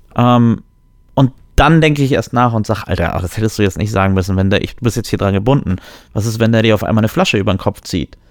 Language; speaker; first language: German; early bilingual, other home language; Polish